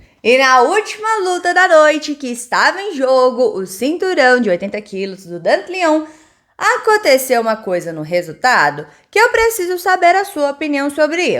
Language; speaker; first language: Portuguese; native; Portuguese